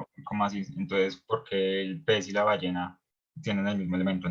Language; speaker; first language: Spanish; native; Spanish